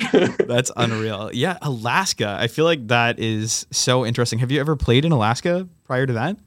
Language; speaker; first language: English; native; English